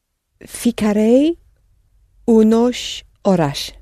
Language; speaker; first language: Portuguese; non-native, learner; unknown